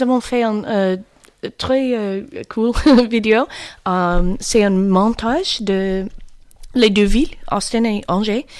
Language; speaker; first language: French; non-native, learner; English